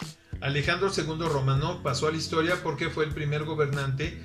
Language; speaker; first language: Spanish; native; Spanish